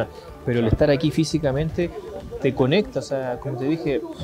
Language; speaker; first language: Spanish; native; Spanish